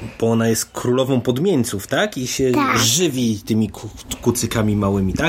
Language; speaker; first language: Polish; native; Polish